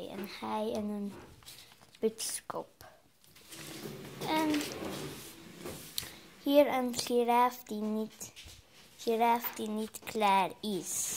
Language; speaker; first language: Dutch; early bilingual, other home language; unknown